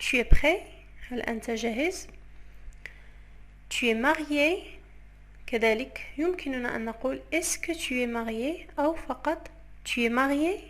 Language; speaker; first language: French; non-native, fluent; Arabic